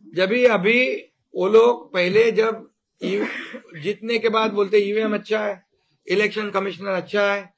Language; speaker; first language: Hindi; non-native, local second language; Marathi